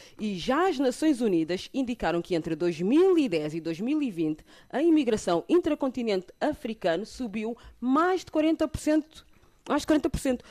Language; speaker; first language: Portuguese; early bilingual, other home language; Kabuverdianu